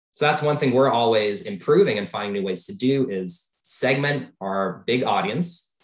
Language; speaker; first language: English; native; English